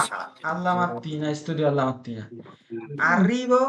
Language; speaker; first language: Italian; non-native, learner; Bangla